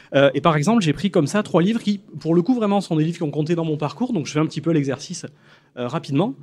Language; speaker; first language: French; native; French